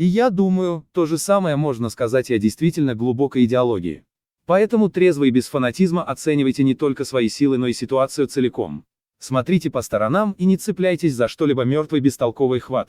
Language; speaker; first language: Russian; native; Russian